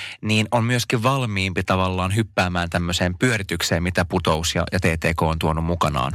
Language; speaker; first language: Finnish; non-native, local second language; Swedish